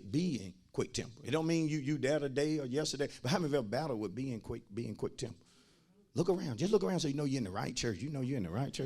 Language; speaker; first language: English; native; English